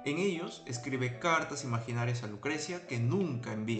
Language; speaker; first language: Spanish; native; Spanish